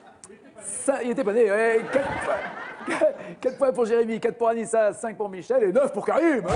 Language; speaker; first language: French; native; French